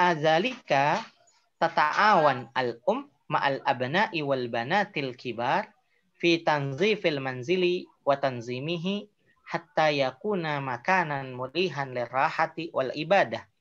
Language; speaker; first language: Arabic; non-native, fluent; Indonesian